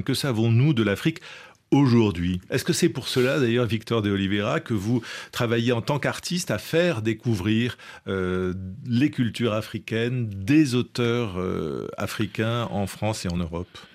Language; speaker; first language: French; native; French